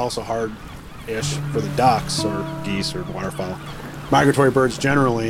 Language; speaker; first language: English; native; English